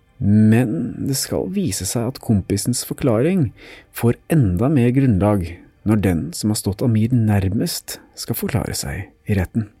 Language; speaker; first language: Norwegian; native; Norwegian